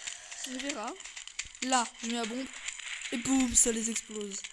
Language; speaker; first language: French; native; French